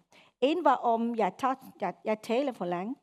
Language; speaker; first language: Danish; non-native, fluent; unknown